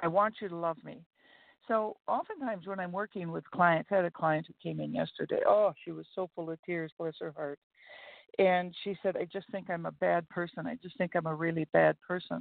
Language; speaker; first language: English; native; English